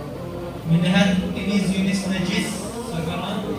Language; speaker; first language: Indonesian; non-native, learner; Arabic